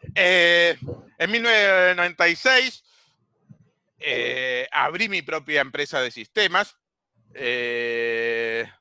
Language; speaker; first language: Spanish; native; Spanish